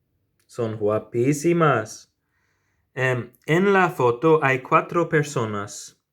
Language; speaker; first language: Spanish; non-native, fluent; English